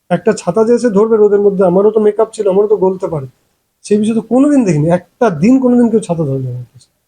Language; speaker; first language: Bangla; early bilingual, heritage; Bangla